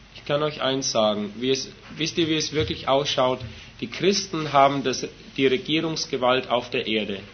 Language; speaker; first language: German; native; German